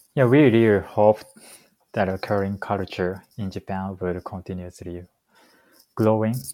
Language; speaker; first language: English; non-native, fluent; Japanese